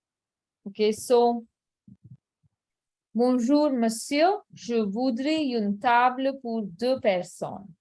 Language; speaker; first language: French; non-native, fluent; Hindi